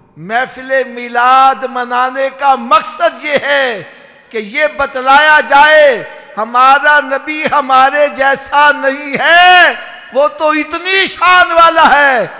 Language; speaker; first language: Urdu; native; Urdu